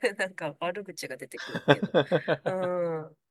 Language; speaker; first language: Japanese; early bilingual, other home language; Korean